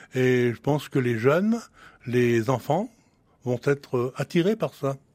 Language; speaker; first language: French; native; French